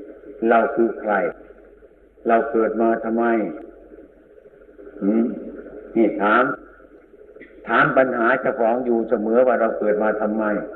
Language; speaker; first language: Thai; native; Thai